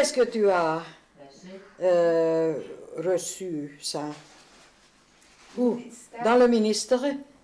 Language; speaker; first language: French; non-native, learner; Hungarian